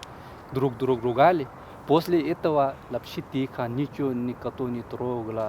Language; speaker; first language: Russian; non-native, learner; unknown